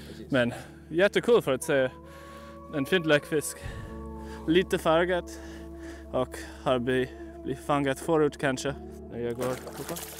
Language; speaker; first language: Swedish; non-native, learner; English